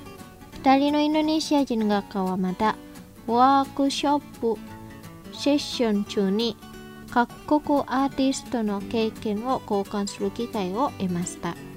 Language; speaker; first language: Japanese; non-native, fluent; Indonesian